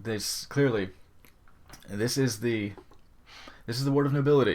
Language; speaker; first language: English; native; English